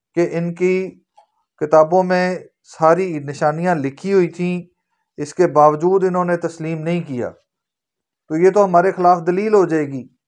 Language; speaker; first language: Urdu; native; Urdu